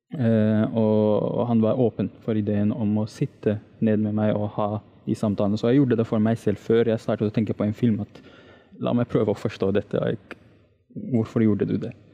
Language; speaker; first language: Norwegian; non-native, fluent; Arabic